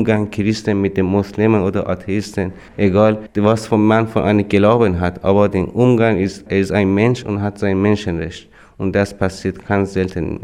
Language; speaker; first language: German; non-native, learner; Persian